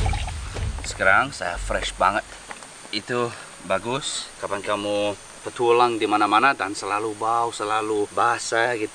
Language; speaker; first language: Indonesian; non-native, learner; English